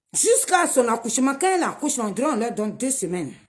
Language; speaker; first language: French; non-native, local second language; Dyula